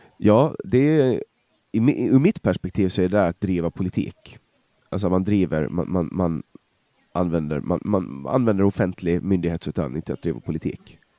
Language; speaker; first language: Swedish; non-native, fluent; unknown